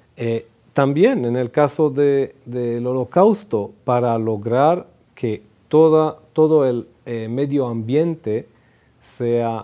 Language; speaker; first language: Spanish; non-native, fluent; Hebrew